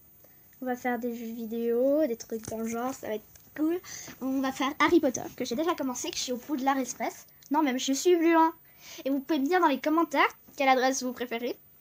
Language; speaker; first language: French; native; French